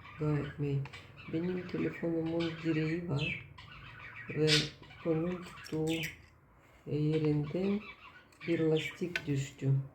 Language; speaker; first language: Turkish; non-native, learner; Russian